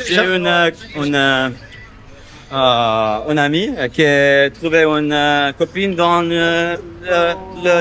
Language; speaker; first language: French; non-native, learner; English